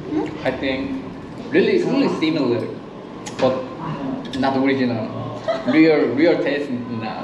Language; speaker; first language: English; non-native, learner; Korean